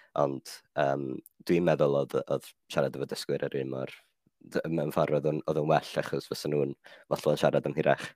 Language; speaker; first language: Welsh; non-native, fluent; Finnish